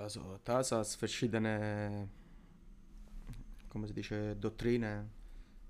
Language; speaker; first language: German; non-native, learner; Italian